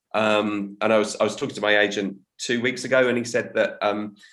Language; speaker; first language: English; native; English